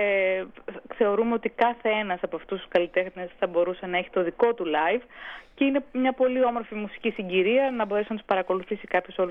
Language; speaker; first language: Greek; native; Greek